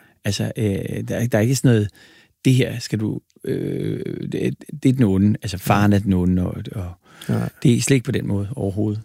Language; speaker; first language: Danish; native; Danish